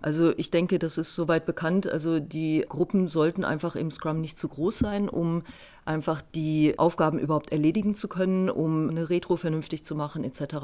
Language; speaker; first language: German; native; German